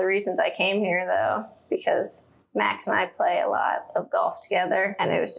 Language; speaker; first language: English; native; English